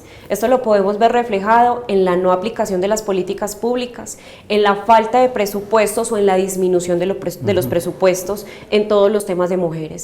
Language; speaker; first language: Spanish; native; Spanish